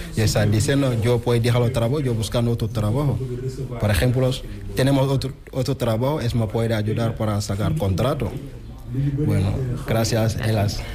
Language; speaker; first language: Spanish; non-native, learner; Wolof